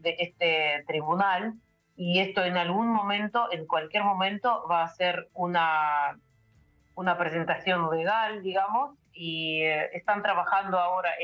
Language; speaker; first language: Spanish; non-native, fluent; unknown